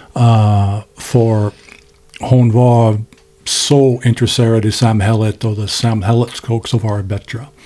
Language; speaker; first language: Swedish; non-native, learner; English